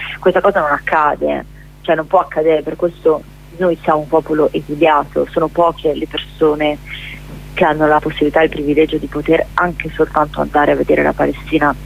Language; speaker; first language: Italian; native; Italian